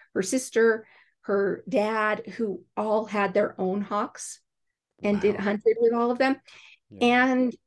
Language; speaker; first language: English; native; English